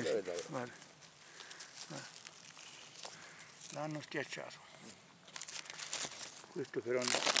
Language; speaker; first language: Italian; native; Italian